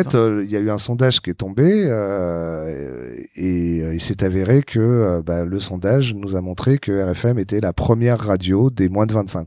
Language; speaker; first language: French; native; French